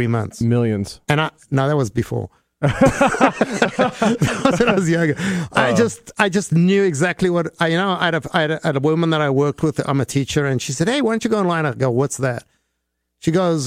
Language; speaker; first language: English; native; English